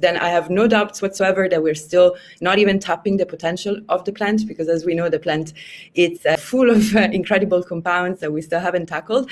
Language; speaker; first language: English; non-native, fluent; Italian